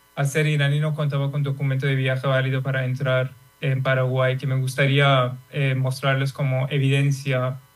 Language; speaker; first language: Spanish; non-native, fluent; Persian